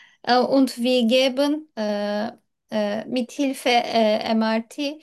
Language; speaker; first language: German; non-native, learner; Turkish